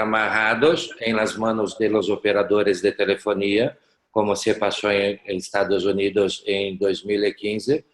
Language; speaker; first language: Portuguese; non-native, learner; Spanish